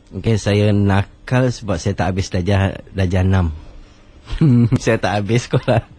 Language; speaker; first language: Malay; non-native, local second language; Chinese